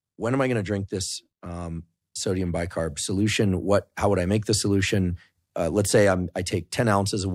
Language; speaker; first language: English; native; English